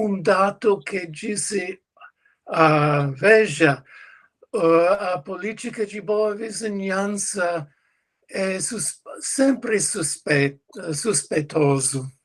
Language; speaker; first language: Portuguese; non-native, learner; English